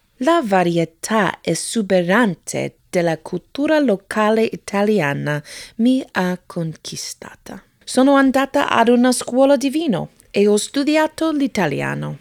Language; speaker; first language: Italian; non-native, fluent; English